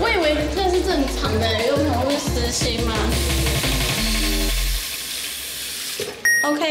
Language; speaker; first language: Chinese; native; Chinese